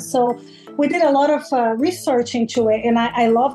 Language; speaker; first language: English; non-native, fluent; Portuguese